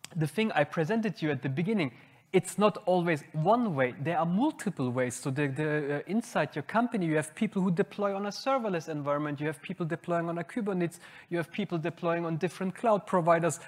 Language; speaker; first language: English; non-native, fluent; German